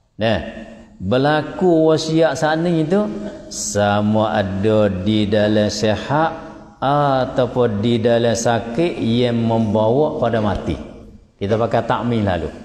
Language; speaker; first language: Malay; native; Malay